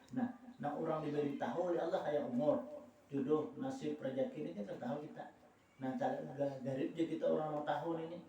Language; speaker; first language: Indonesian; non-native, local second language; Banjar